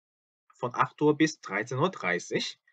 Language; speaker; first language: German; non-native, fluent; Korean